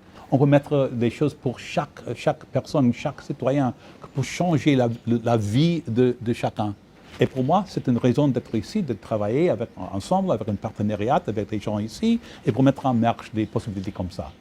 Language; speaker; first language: French; non-native, fluent; English